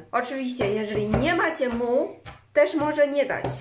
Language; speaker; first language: Polish; non-native, learner; Chinese